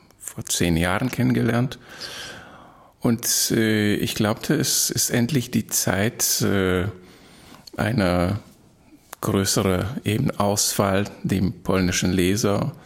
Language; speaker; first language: German; non-native, fluent; Polish